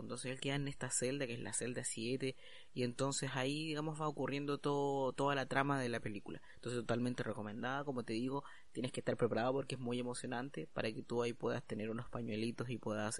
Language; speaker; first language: Spanish; native; Spanish